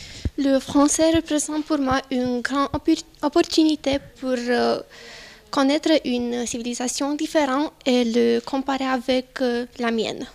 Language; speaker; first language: French; non-native, fluent; Romanian